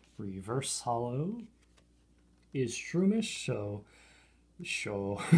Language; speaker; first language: English; native; English